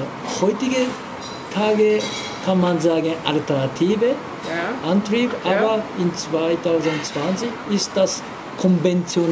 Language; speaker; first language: German; non-native, learner; Japanese